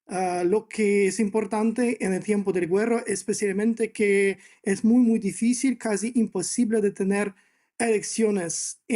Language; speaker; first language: Spanish; non-native, fluent; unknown